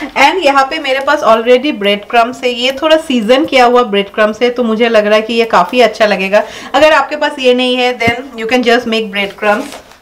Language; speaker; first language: Hindi; non-native, local second language; Bangla